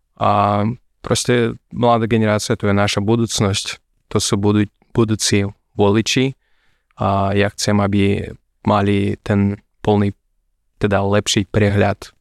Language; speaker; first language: Slovak; non-native, fluent; Russian